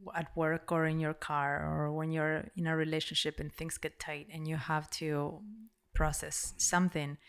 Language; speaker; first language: English; non-native, fluent; Spanish